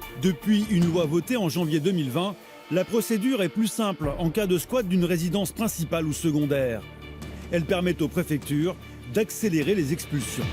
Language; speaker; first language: French; native; French